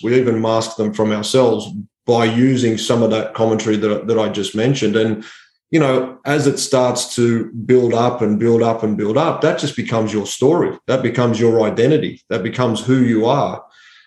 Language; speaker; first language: English; native; English